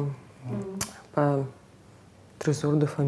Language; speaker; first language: French; non-native, learner; Russian